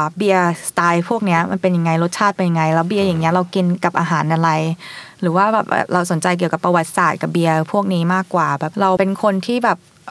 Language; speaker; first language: Thai; early bilingual, heritage; Thai